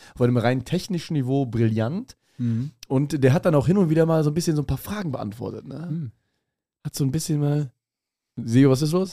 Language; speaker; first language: German; native; German